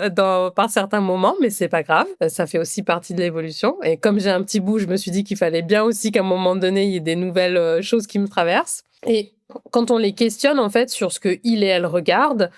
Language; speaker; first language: French; native; French